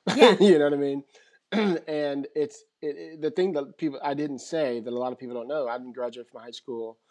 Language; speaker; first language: English; native; English